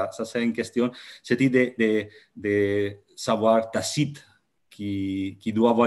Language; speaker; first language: French; non-native, fluent; Catalan